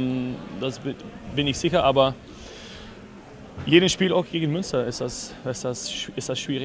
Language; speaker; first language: German; non-native, fluent; Dutch